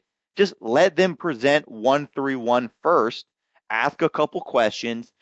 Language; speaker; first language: English; native; English